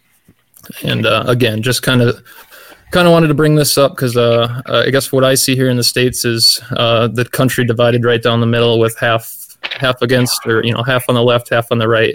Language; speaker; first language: English; native; English